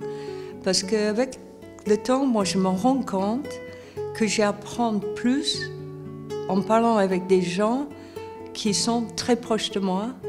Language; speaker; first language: French; non-native, fluent; English